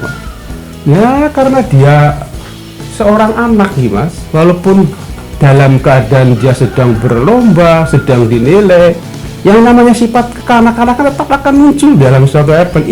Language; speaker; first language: Indonesian; non-native, local second language; Javanese